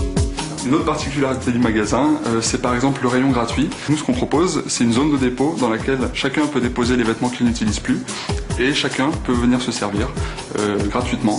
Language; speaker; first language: French; native; French